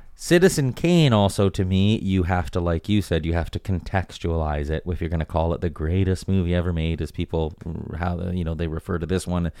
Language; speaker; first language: English; native; English